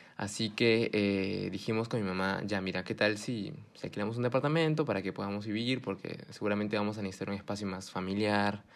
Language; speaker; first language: Spanish; early bilingual, heritage; Spanish